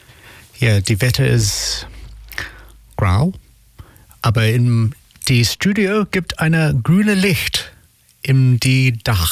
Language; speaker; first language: German; non-native, learner; English